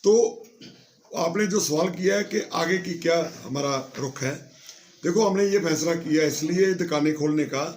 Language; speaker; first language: Hindi; non-native, local second language; Punjabi